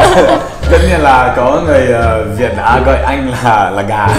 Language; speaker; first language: Vietnamese; non-native, fluent; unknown